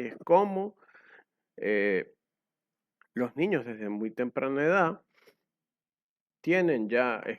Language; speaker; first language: Spanish; native; Spanish